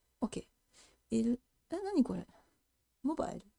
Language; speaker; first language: French; non-native, learner; Japanese